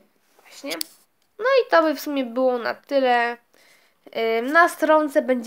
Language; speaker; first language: Polish; native; Polish